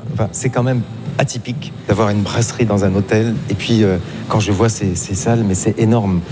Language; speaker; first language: French; native; French